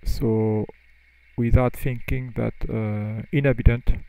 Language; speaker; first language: English; non-native, fluent; French